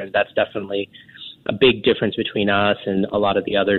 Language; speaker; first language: English; native; English